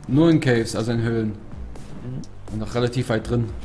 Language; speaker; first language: German; native; German